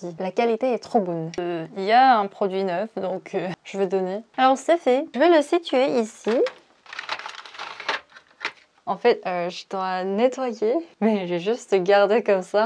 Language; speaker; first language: French; non-native, fluent; Korean